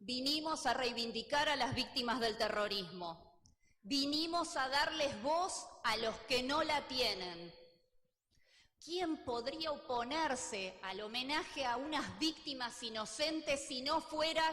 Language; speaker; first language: Spanish; native; Spanish